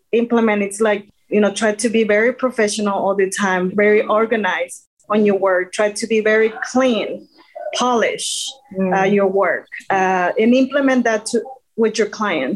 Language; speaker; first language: English; non-native, fluent; Spanish